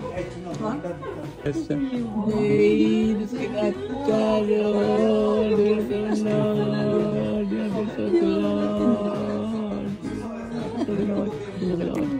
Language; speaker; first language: Swedish; non-native, learner; Cebuano